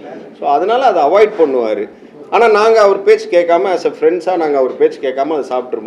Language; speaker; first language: Tamil; native; Tamil